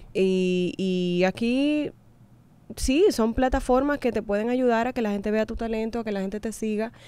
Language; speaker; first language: Spanish; native; Spanish